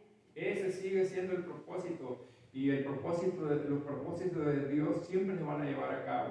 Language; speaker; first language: Spanish; native; Spanish